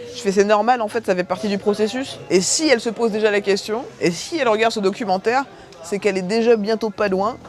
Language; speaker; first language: French; native; French